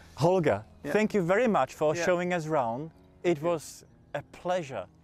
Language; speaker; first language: English; non-native, fluent; Czech